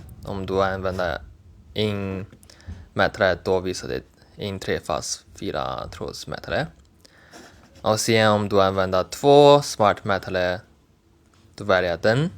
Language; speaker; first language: Swedish; non-native, learner; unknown